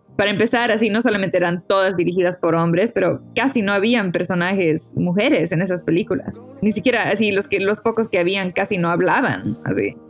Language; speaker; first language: Spanish; native; Spanish